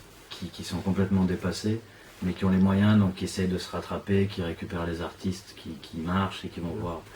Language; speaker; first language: French; native; French